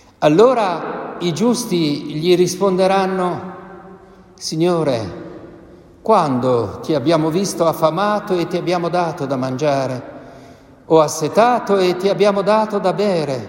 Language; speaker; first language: Italian; native; Italian